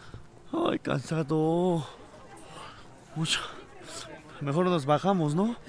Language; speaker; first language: Spanish; non-native, fluent; Korean